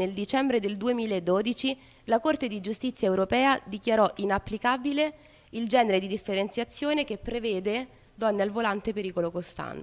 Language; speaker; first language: Italian; native; Italian